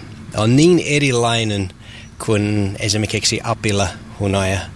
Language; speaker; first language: Finnish; non-native, learner; English